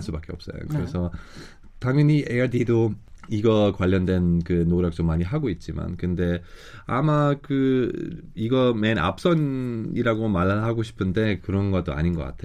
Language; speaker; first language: Korean; non-native, fluent; German